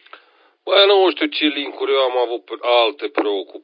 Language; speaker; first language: Romanian; native; Romanian